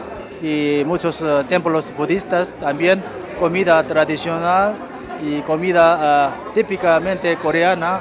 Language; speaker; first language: Spanish; non-native, fluent; Korean